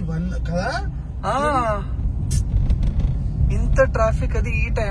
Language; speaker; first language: Telugu; non-native, learner; Kannada